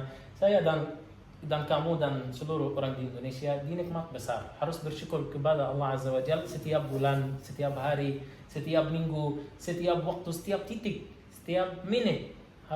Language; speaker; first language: Indonesian; non-native, learner; Arabic